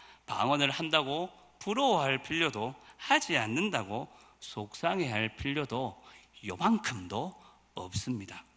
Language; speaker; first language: Korean; native; Korean